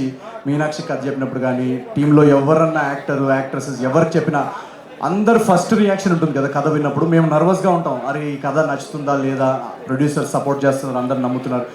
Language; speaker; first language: Telugu; native; Telugu